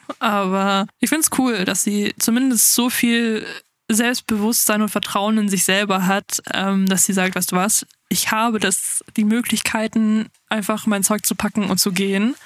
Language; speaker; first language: German; early bilingual, other home language; Afrikaans